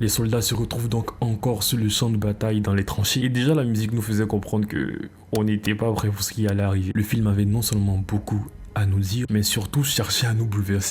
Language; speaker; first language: French; native; French